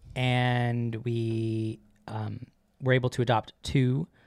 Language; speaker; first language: English; native; English